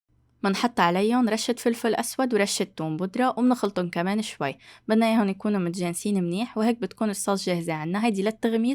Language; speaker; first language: Arabic; native; Arabic